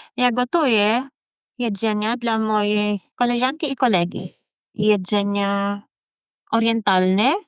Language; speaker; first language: Polish; non-native, learner; Filipino